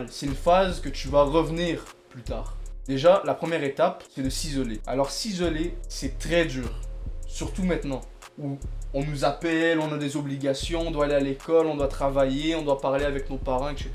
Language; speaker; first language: French; native; French